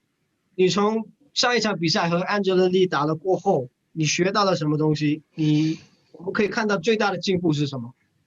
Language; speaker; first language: Chinese; non-native, learner; English